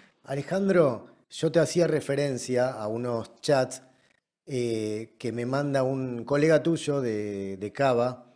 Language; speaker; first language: Spanish; native; Spanish